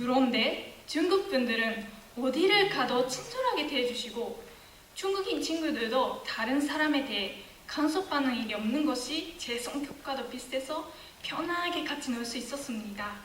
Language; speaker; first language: Korean; non-native, fluent; Japanese